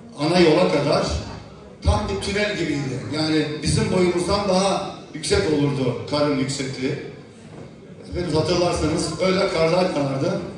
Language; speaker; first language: Turkish; native; Turkish